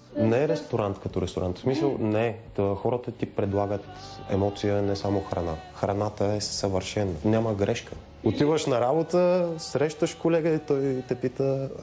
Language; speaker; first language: Bulgarian; native; Bulgarian